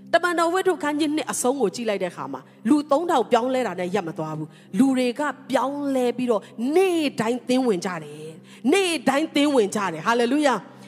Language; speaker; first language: Burmese; non-native, local second language; Tedim Chin